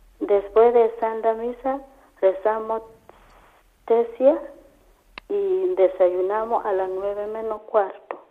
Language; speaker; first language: Spanish; non-native, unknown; Kamba